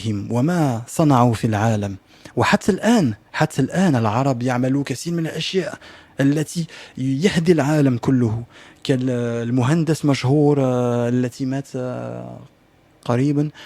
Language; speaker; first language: Arabic; non-native, learner; French